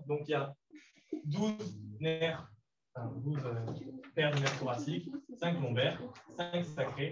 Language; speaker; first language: French; native; French